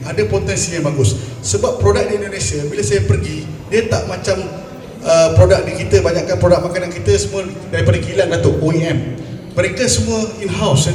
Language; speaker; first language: Malay; native; Malay